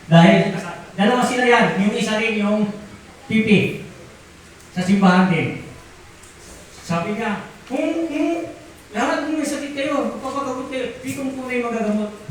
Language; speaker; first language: Filipino; non-native, local second language; Cebuano